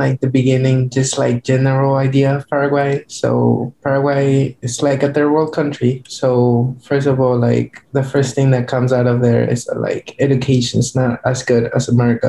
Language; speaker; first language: English; non-native, fluent; Guarani